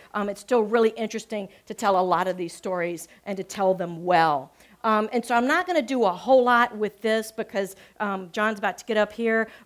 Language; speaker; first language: English; native; English